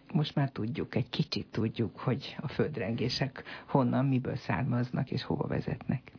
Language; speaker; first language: Hungarian; native; Hungarian